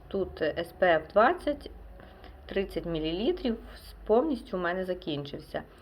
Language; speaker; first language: Ukrainian; non-native, local second language; Russian